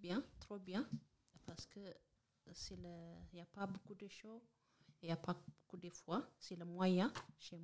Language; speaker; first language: French; non-native, learner; Amharic